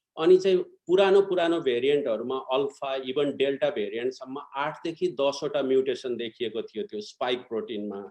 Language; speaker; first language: Nepali; native; Nepali